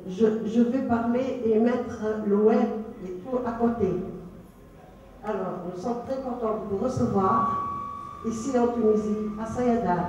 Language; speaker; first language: French; non-native, local second language; Arabic